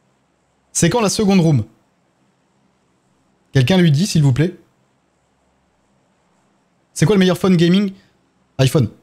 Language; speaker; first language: French; native; French